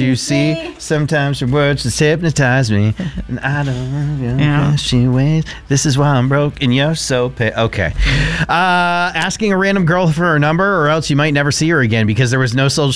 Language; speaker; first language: English; native; English